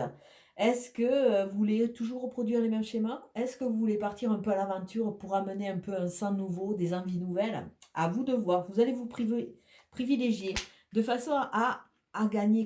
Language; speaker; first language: French; native; French